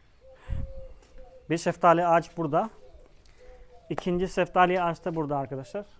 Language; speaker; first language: Turkish; non-native, fluent; Hindi